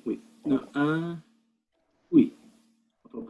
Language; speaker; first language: French; non-native, learner; English